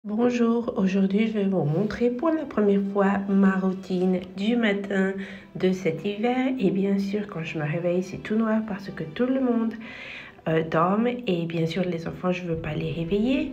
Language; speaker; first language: French; non-native, fluent; Spanish